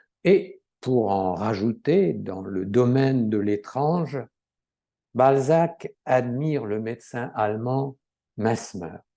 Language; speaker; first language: French; native; French